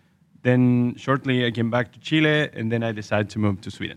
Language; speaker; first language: English; non-native, fluent; Spanish